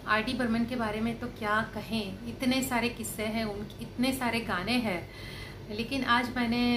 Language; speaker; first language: Hindi; non-native, local second language; Gujarati